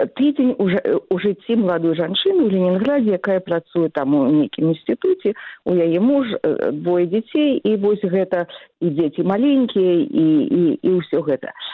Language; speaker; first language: Belarusian; native; Belarusian